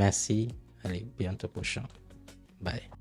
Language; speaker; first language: French; non-native, learner; Punjabi